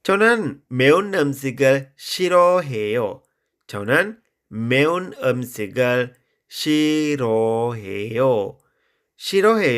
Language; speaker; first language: Korean; non-native, fluent; Sinhala